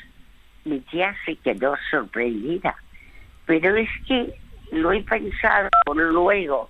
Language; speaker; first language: Spanish; early bilingual, other home language; French